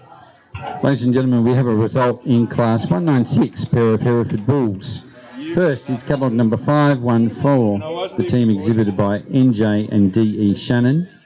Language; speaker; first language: English; native; English